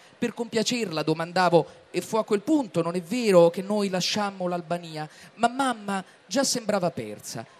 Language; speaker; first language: Italian; native; Italian